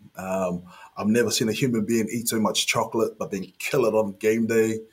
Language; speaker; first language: English; native; English